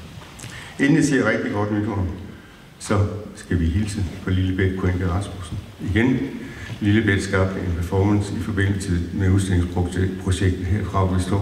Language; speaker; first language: Danish; native; Danish